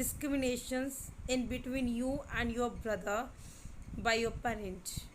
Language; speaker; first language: English; non-native, local second language; Hindi